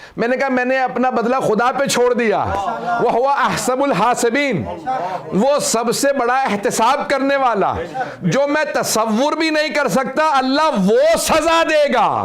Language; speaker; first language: Urdu; native; Urdu